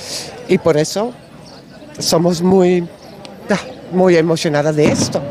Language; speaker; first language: Spanish; non-native, learner; Dutch